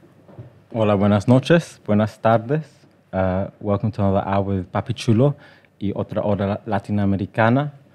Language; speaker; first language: Spanish; early bilingual, heritage; Spanish